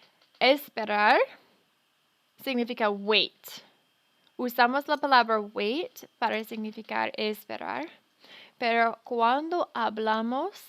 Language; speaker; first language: Spanish; non-native, fluent; English